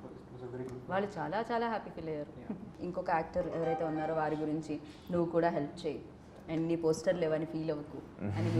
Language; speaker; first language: Telugu; native; Telugu